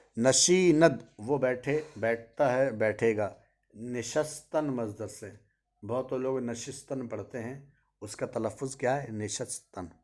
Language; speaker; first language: Urdu; native; Urdu